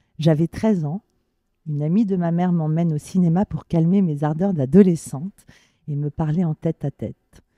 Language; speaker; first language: French; native; French